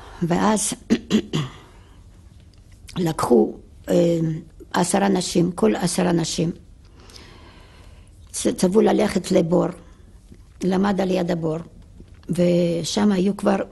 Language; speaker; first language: Hebrew; non-native, fluent; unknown